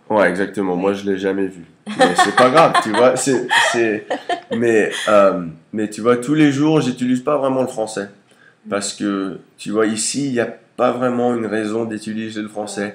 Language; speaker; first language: French; early bilingual, heritage; English